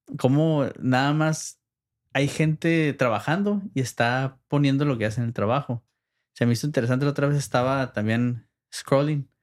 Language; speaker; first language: Spanish; early bilingual, heritage; Spanish